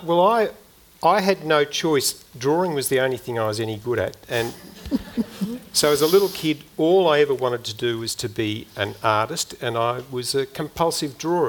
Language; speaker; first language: English; native; English